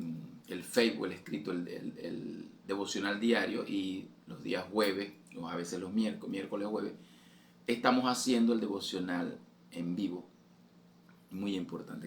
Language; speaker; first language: Spanish; native; Spanish